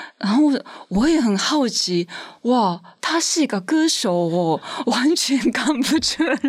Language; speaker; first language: Chinese; non-native, fluent; Japanese